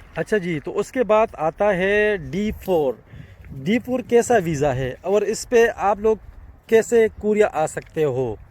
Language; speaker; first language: Urdu; non-native, local second language; Punjabi